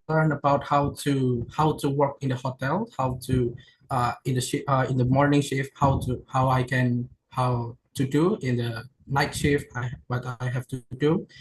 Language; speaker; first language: English; non-native, learner; Indonesian